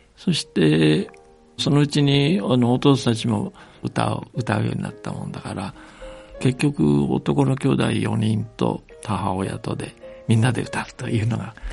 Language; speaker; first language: Japanese; native; Japanese